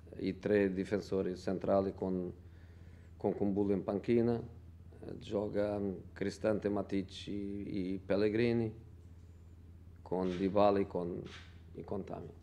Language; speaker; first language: Italian; non-native, fluent; Portuguese